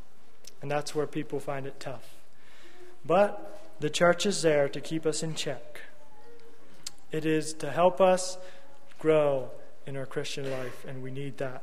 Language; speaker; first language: English; native; English